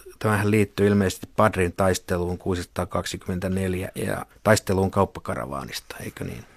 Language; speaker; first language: Finnish; native; Finnish